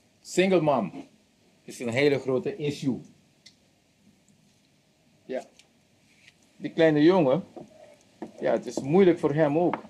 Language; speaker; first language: Dutch; non-native, local second language; Papiamento